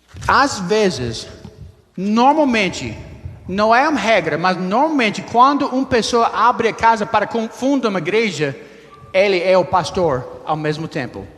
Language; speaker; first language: Portuguese; non-native, learner; English